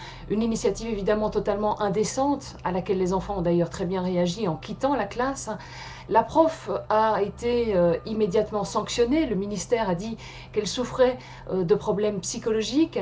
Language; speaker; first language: French; native; French